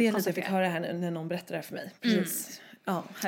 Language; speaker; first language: Swedish; native; Swedish